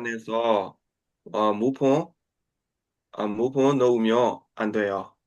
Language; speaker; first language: Korean; non-native, learner; Burmese